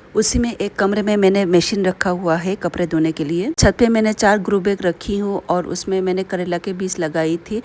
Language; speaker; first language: Hindi; non-native, local second language; Bangla